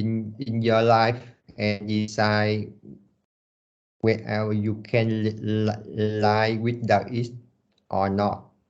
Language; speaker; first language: English; non-native, learner; Vietnamese